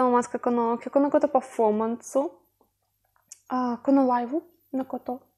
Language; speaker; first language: Japanese; non-native, fluent; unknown